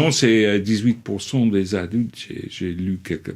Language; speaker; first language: French; non-native, fluent; English